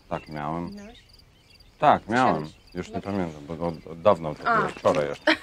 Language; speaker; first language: Polish; non-native, learner; Russian